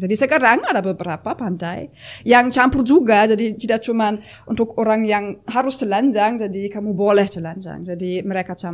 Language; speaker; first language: Indonesian; non-native, fluent; German